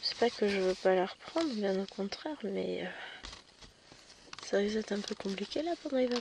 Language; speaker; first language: French; native; French